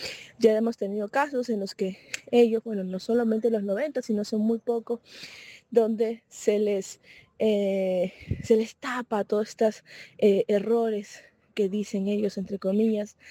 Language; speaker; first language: Spanish; native; Spanish